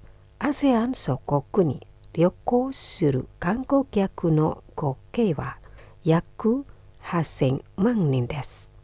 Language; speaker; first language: Japanese; non-native, fluent; Indonesian